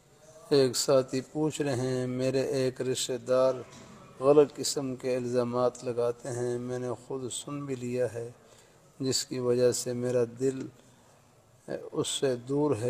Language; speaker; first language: Urdu; native; Urdu